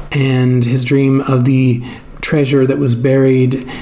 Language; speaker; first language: English; native; English